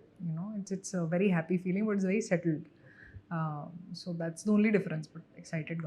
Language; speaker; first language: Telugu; non-native, fluent; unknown